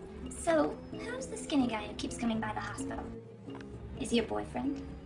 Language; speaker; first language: English; non-native, fluent; Japanese